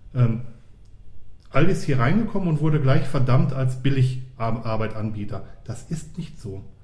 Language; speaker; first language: German; native; German